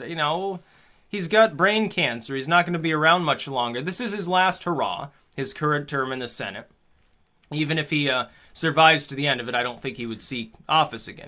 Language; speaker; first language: English; native; English